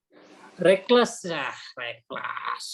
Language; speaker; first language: English; non-native, learner; Indonesian